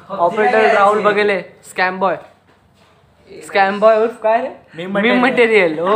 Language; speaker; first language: Hindi; native; Hindi